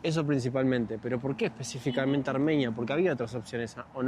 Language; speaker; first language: Spanish; native; Spanish